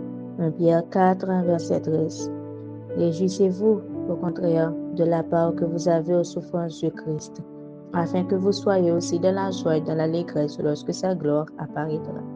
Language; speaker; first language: French; non-native, local second language; Haitian Creole